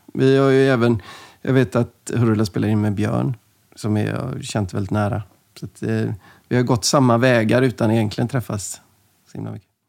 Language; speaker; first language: Swedish; native; Swedish